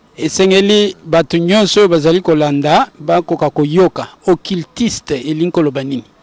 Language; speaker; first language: Lingala; non-native, local second language; Kongo